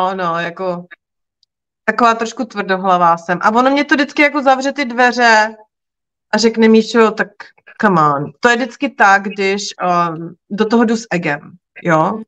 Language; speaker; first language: Czech; native; Czech